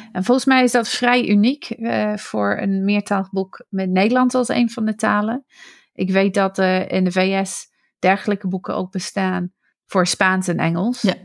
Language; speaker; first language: Dutch; non-native, fluent; English